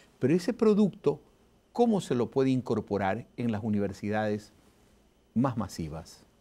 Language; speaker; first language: Spanish; native; Spanish